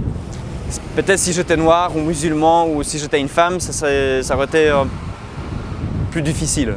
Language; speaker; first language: French; non-native, fluent; Polish